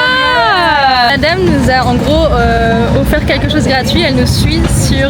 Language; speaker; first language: French; native; French